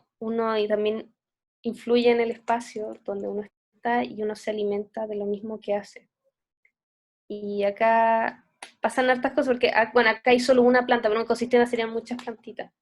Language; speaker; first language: Spanish; native; Spanish